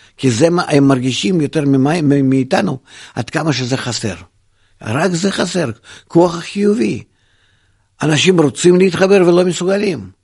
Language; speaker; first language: Hebrew; non-native, fluent; Russian